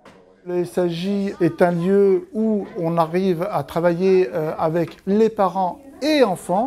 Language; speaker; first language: French; native; French